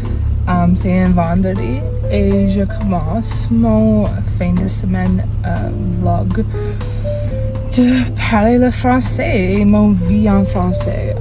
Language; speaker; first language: French; non-native, local second language; English